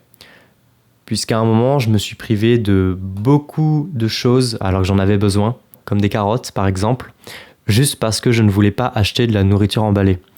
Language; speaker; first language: French; native; French